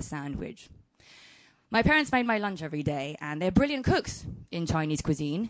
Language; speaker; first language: English; early bilingual, other home language; Chinese